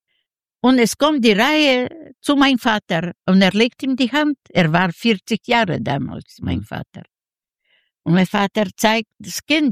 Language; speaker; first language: German; non-native, learner; Yiddish